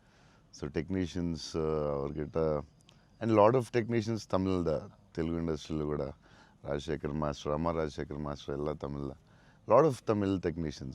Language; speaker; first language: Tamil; non-native, local second language; Telugu